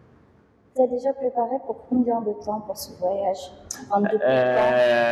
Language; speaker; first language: French; non-native, fluent; Indonesian